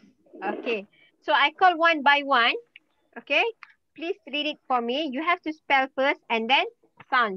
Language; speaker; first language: English; non-native, learner; Malay